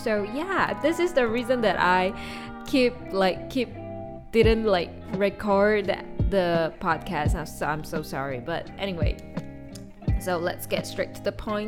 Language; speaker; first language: English; non-native, local second language; Chinese